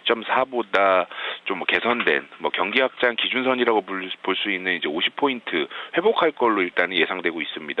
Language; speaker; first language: Korean; native; Korean